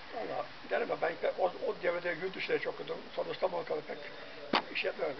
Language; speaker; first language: Turkish; early bilingual, heritage; Turkish